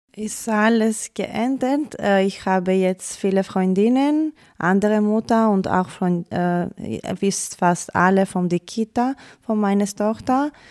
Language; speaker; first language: German; non-native, learner; Greek